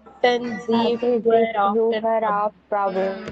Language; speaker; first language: German; non-native, learner; Tamil